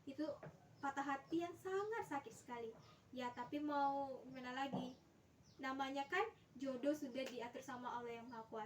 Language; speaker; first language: Indonesian; native; Indonesian